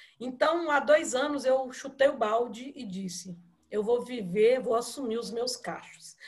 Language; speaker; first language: Portuguese; native; Portuguese